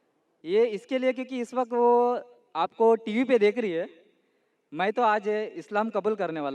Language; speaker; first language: Hindi; non-native, local second language; Marathi